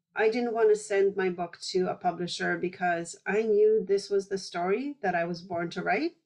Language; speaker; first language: English; early bilingual, other home language; Polish